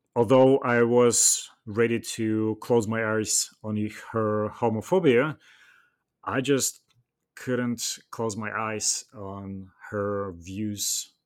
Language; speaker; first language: English; non-native, fluent; Russian